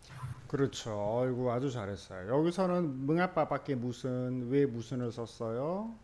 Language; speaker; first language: Korean; native; Korean